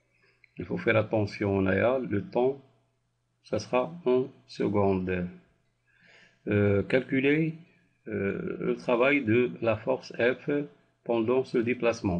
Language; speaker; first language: French; non-native, local second language; Arabic